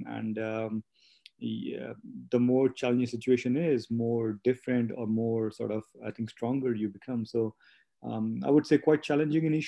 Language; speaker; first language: English; non-native, local second language; Hindi